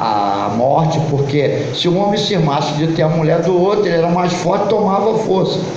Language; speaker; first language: Portuguese; native; Portuguese